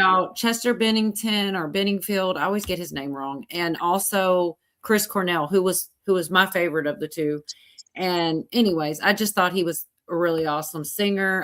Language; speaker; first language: English; native; English